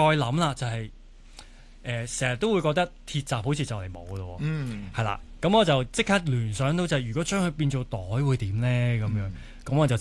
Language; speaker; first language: Cantonese; native; Cantonese